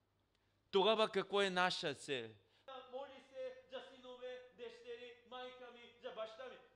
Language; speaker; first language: Bulgarian; non-native, learner; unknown